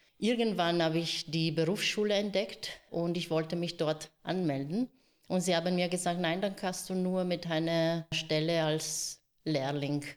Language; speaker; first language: German; non-native, fluent; Italian